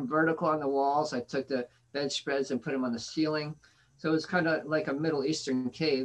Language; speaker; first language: English; native; English